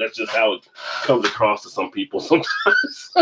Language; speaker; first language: English; native; English